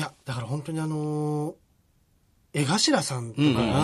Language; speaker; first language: Japanese; native; Japanese